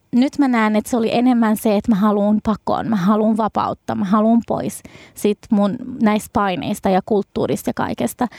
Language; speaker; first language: Finnish; early bilingual, other home language; Arabic